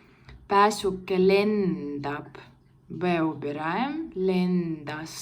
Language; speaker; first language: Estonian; non-native, local second language; Russian